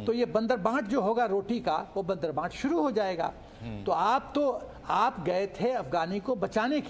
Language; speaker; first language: Hindi; native; Hindi